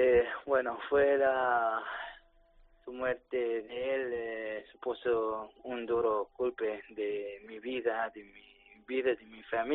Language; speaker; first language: Spanish; non-native, learner; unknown